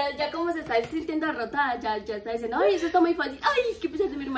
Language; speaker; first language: Spanish; native; Spanish